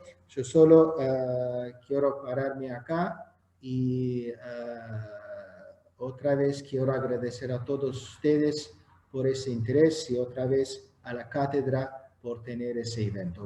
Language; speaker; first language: Spanish; non-native, fluent; Azerbaijani